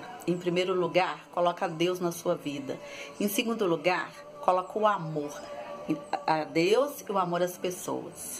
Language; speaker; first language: Portuguese; native; Portuguese